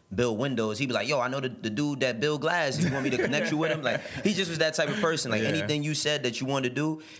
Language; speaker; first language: English; native; English